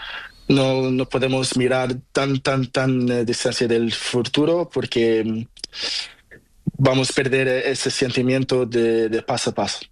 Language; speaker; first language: Spanish; non-native, learner; Portuguese